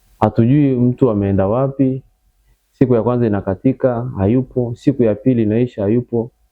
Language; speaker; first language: Swahili; native; Swahili